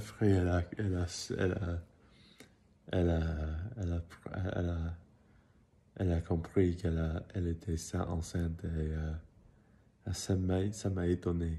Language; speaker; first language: French; non-native, learner; English